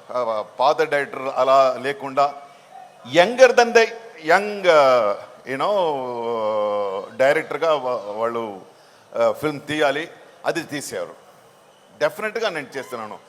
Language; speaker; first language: Telugu; non-native, fluent; Tamil